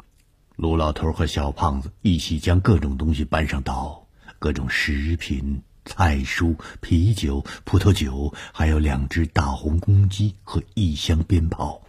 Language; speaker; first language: Chinese; native; Chinese